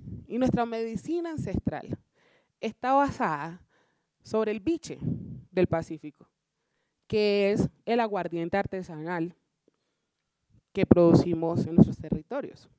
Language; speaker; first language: Spanish; native; Spanish